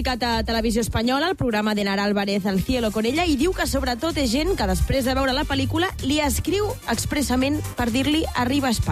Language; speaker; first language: Catalan; native; Catalan